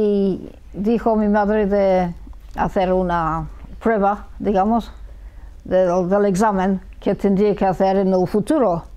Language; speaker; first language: Spanish; early bilingual, heritage; Spanish